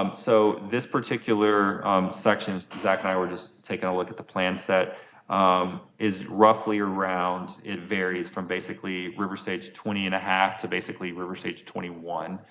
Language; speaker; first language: English; native; English